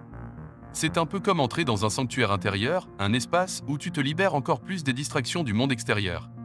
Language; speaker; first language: French; native; French